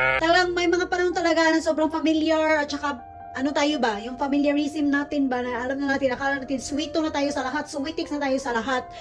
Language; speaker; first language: Filipino; non-native, local second language; Cebuano